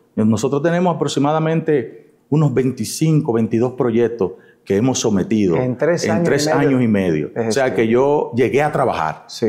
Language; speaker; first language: Spanish; native; Spanish